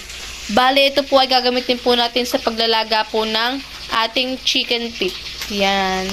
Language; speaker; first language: Filipino; native; Filipino